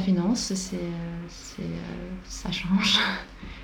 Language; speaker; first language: French; non-native, fluent; Swedish